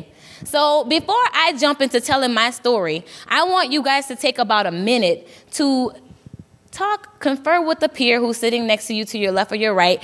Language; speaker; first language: English; native; English